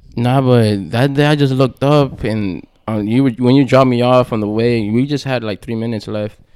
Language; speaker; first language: English; early bilingual, other home language; Spanish